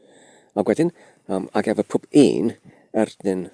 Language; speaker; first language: Welsh; non-native, learner; Polish